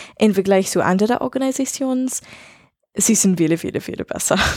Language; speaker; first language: German; non-native, learner; English